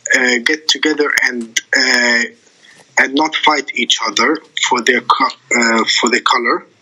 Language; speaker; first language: English; non-native, fluent; Arabic